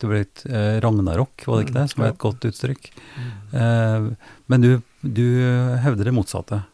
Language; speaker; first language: Norwegian; native; Norwegian